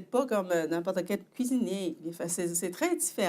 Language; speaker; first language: French; non-native, fluent; Chinese